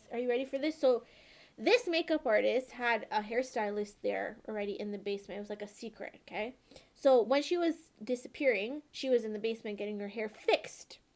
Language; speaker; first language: English; native; English